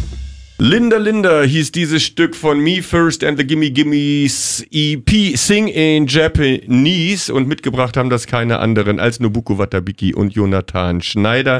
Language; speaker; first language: German; native; German